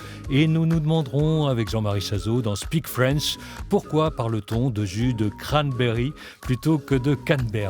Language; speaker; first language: French; native; French